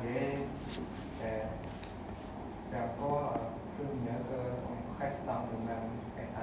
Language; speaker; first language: French; non-native, learner; Khmer